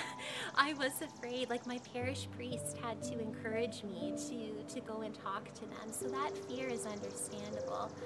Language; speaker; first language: English; native; English